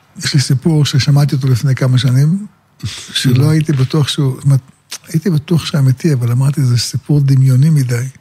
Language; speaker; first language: Hebrew; native; Hebrew